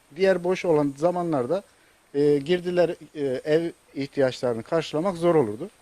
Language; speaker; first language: Turkish; native; Turkish